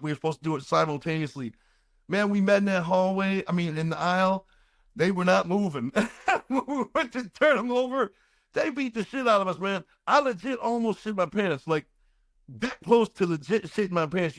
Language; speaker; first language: English; native; English